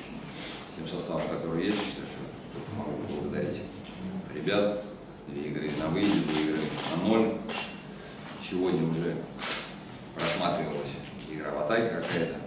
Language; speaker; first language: Russian; native; Russian